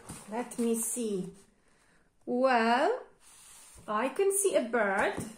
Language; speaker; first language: English; non-native, fluent; Polish